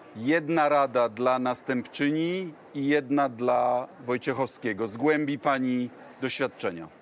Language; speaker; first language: Polish; native; Polish